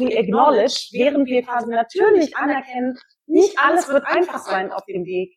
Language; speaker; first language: German; native; German